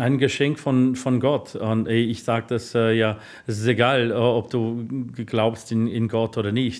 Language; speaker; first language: German; non-native, learner; English